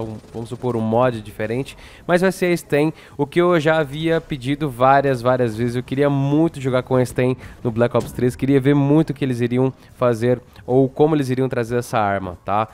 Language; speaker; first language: Portuguese; native; Portuguese